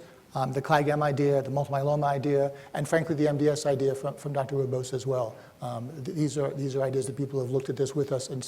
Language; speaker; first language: English; native; English